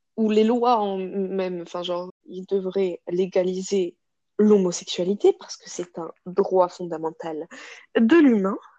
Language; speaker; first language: French; non-native, local second language; Arabic